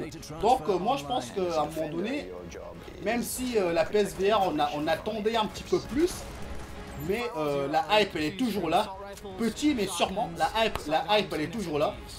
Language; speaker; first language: French; native; French